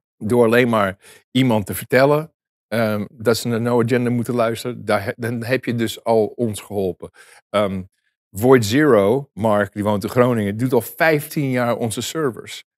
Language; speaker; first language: Dutch; native; Dutch